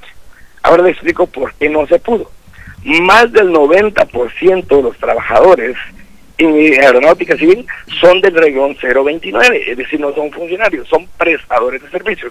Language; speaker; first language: Spanish; native; Spanish